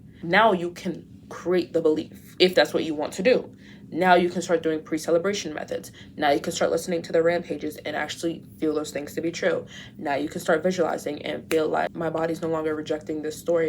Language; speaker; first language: English; native; English